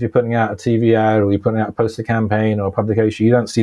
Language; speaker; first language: English; native; English